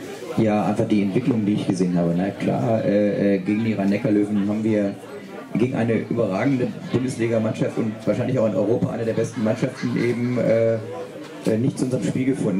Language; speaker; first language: German; native; German